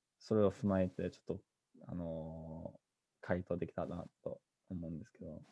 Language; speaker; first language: Japanese; non-native, fluent; English